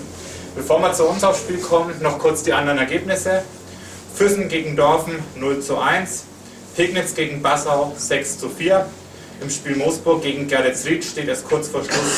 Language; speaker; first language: German; native; German